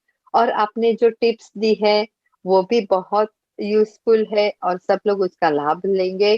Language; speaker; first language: Hindi; non-native, local second language; Gujarati